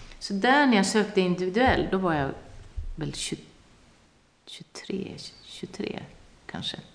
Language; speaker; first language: Swedish; non-native, local second language; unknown